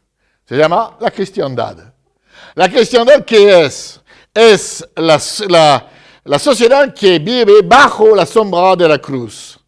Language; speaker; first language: Spanish; non-native, fluent; French